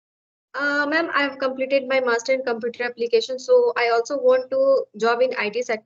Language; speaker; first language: English; non-native, learner; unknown